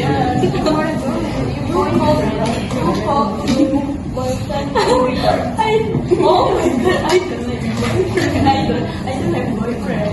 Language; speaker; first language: English; non-native, learner; Indonesian